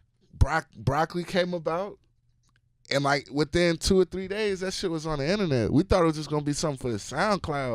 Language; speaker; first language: English; native; English